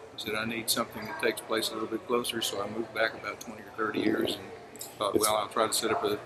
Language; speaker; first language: English; native; English